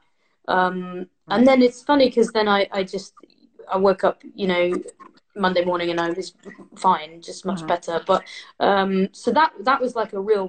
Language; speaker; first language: English; native; English